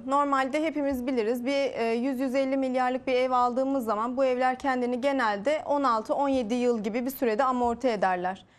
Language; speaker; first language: Turkish; native; Turkish